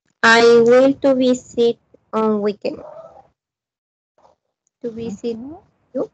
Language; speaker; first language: English; non-native, learner; Spanish